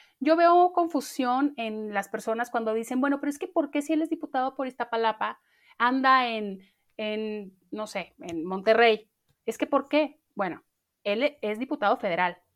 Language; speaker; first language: Spanish; native; Spanish